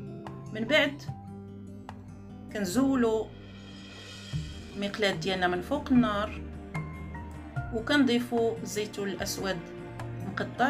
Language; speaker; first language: Arabic; native; Arabic